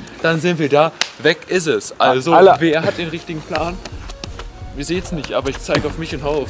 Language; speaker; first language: German; native; German